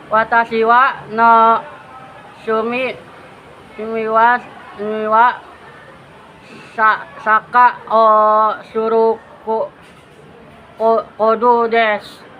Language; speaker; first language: Japanese; non-native, learner; Indonesian